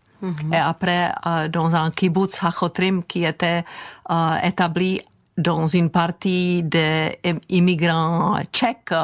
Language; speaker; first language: French; non-native, fluent; Czech